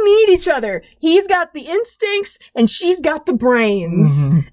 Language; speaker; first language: English; native; English